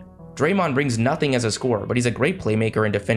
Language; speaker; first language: English; native; English